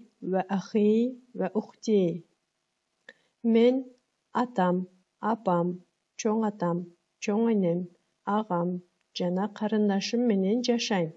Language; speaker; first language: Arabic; non-native, fluent; Kyrgyz